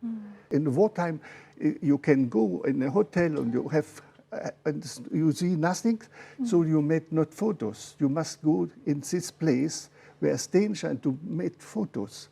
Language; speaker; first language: English; non-native, learner; German